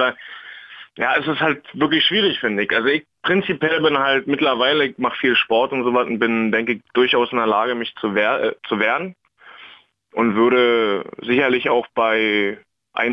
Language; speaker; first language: German; native; German